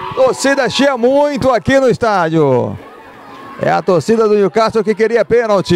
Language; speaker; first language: Portuguese; native; Portuguese